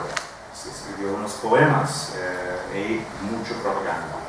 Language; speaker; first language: Spanish; non-native, fluent; English